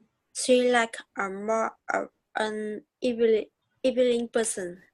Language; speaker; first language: English; non-native, learner; Vietnamese